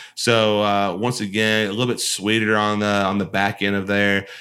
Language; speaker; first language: English; native; English